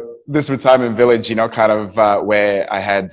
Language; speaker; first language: English; non-native, local second language; Nepali